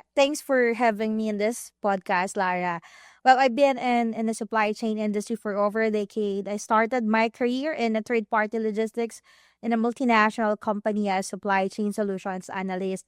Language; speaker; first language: English; non-native, local second language; Filipino